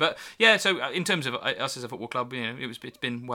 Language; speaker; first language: English; native; English